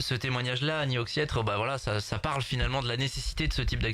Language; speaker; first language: French; native; French